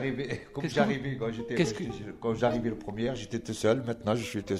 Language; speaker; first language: French; non-native, local second language; Arabic